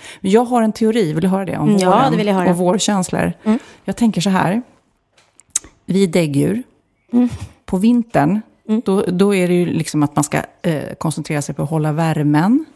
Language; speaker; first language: Swedish; native; Swedish